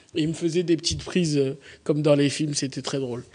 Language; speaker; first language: French; native; French